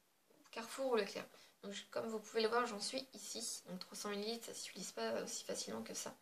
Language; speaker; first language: French; native; French